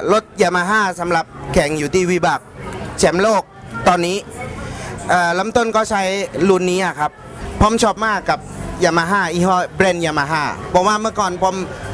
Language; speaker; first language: Thai; non-native, fluent; Indonesian